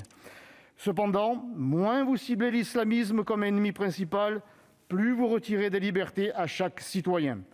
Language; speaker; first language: French; native; French